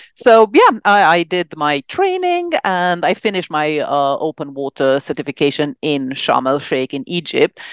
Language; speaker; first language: English; non-native, fluent; Romanian